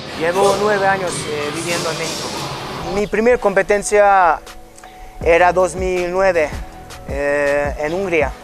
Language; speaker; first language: Spanish; non-native, fluent; Hungarian